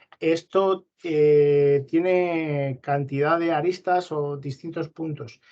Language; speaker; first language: Spanish; native; Spanish